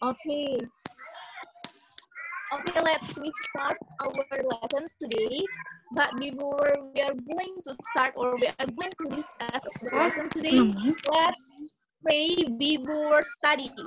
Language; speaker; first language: English; non-native, fluent; Indonesian